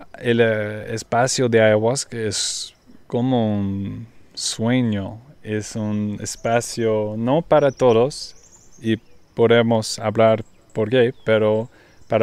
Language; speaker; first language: Spanish; non-native, learner; English